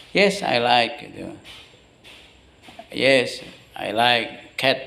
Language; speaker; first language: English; non-native, learner; Indonesian